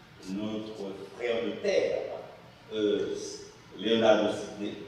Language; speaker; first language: French; native; French